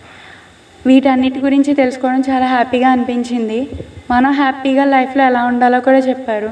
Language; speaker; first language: Telugu; native; Telugu